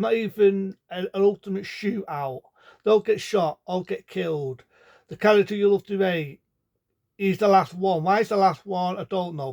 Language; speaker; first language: English; native; English